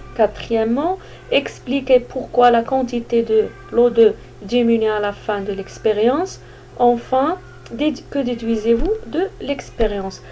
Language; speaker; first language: French; non-native, local second language; Arabic